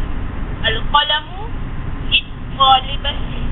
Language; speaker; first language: Arabic; non-native, learner; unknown